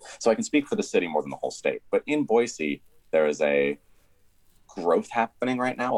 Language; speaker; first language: English; native; English